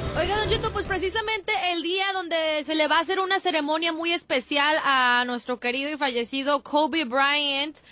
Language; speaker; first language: Spanish; early bilingual, heritage; Spanish